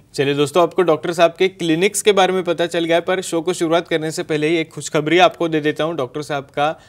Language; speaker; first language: Hindi; non-native, local second language; Marathi